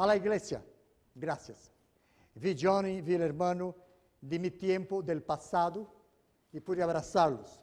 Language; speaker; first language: Spanish; non-native, fluent; Portuguese